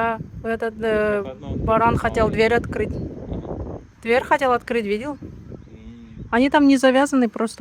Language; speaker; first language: Russian; non-native, local second language; Kazakh